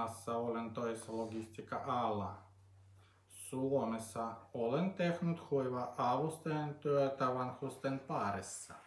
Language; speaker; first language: Finnish; non-native, learner; Russian